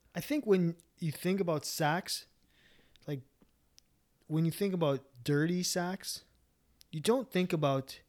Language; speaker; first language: English; native; English